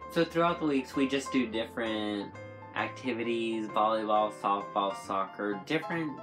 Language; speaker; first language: English; native; English